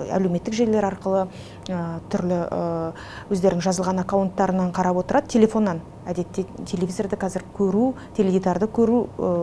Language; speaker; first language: Kazakh; native; Kazakh